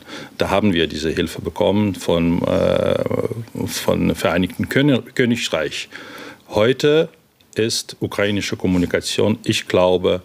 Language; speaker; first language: German; non-native, fluent; Ukrainian